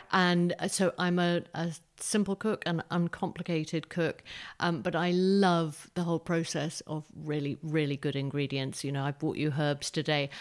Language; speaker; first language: English; native; English